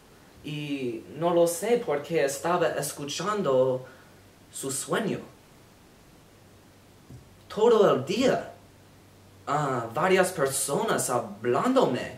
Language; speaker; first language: Spanish; non-native, learner; English